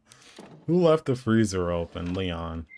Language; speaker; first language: English; native; English